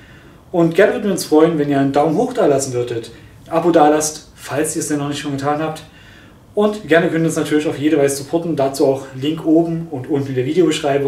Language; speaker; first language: German; native; German